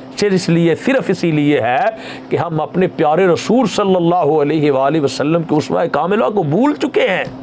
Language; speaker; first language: Urdu; non-native, local second language; Punjabi